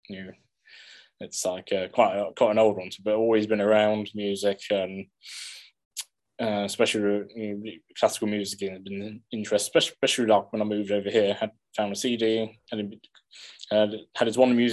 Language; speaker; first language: English; native; English